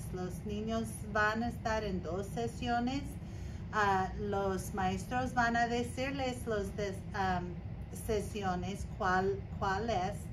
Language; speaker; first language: Spanish; non-native, learner; English